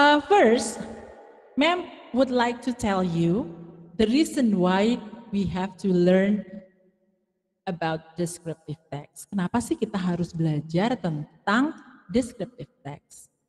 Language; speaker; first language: English; non-native, fluent; Indonesian